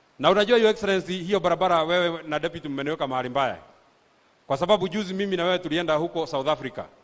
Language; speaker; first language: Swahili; non-native, local second language; Kikuyu